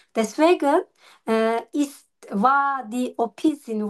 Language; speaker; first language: German; non-native, learner; Turkish